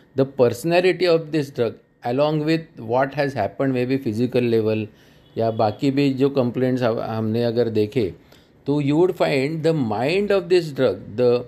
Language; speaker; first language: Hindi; non-native, local second language; Marathi